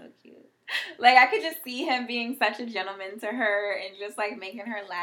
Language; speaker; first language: English; non-native, fluent; Haitian Creole